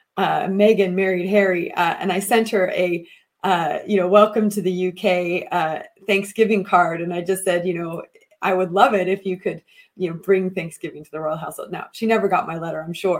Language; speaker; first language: English; native; English